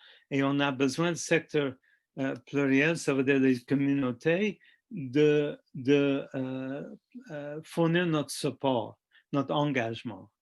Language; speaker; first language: French; non-native, fluent; English